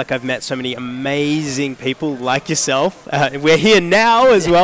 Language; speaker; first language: English; native; English